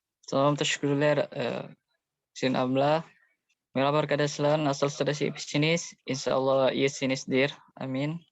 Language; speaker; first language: Turkish; non-native, learner; Indonesian